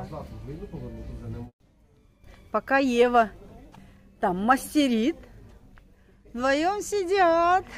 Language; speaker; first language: Russian; native; Russian